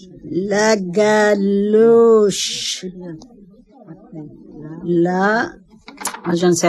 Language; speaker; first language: French; non-native, fluent; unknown